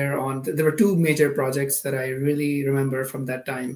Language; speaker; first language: English; non-native, local second language; Urdu